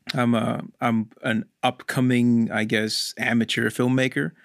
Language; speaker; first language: English; non-native, local second language; Hindi